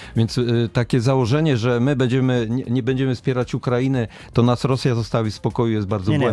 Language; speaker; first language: Polish; native; Polish